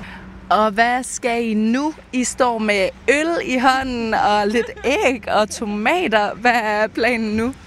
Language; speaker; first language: Swedish; non-native, learner; Danish